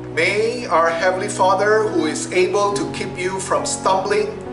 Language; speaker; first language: English; non-native, local second language; Min Nan Chinese